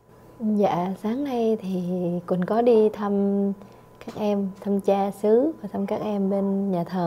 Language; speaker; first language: Vietnamese; native; Vietnamese